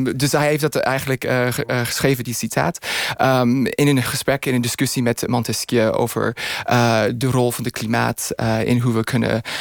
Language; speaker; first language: Dutch; non-native, fluent; English